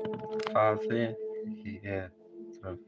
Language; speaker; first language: Icelandic; non-native, learner; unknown